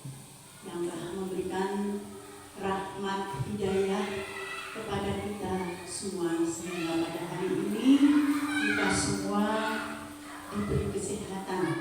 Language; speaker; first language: Indonesian; non-native, local second language; Javanese